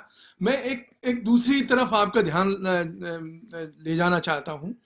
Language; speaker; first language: Hindi; native; Hindi